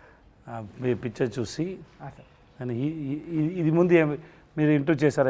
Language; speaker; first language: Telugu; non-native, learner; Tamil